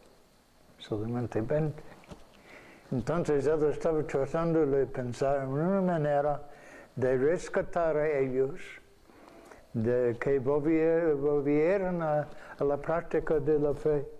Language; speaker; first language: Spanish; non-native, fluent; English